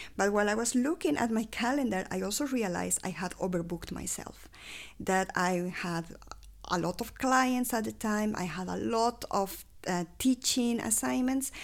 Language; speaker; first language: English; non-native, fluent; Spanish